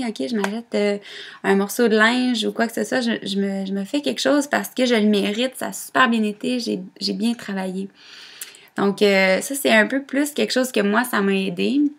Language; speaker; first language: French; native; French